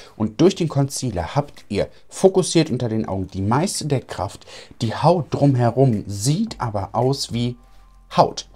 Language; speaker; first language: German; native; German